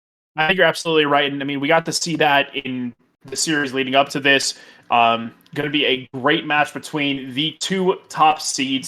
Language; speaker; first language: English; native; English